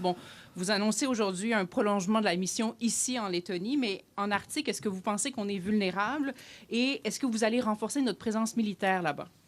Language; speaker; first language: French; native; French